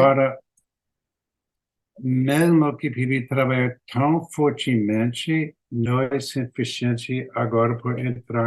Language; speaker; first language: Portuguese; non-native, learner; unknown